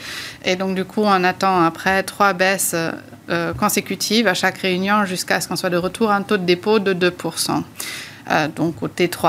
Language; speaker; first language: French; native; French